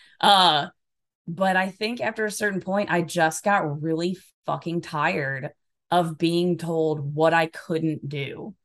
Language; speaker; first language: English; native; English